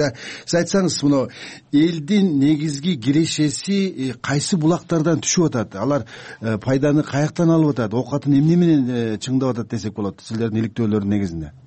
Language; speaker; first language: Kyrgyz; native; Kyrgyz